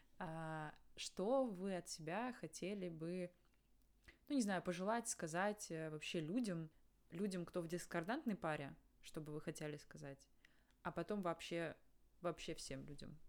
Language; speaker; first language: Russian; native; Russian